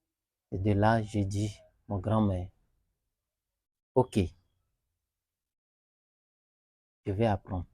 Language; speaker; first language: French; non-native, learner; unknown